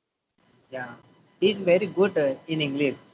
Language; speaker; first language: English; non-native, learner; Hindi